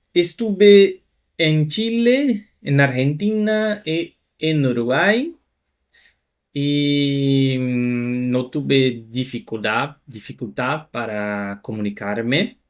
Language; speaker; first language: Spanish; non-native, fluent; Portuguese